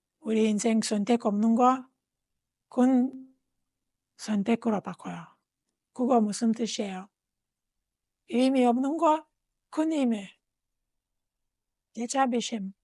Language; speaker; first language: Korean; non-native, fluent; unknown